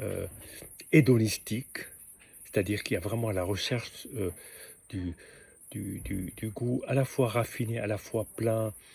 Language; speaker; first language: French; native; French